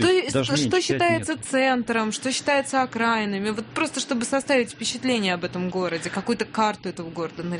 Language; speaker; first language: Russian; native; Russian